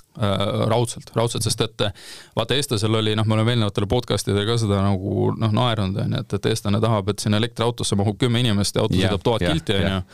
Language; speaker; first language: Estonian; native; Estonian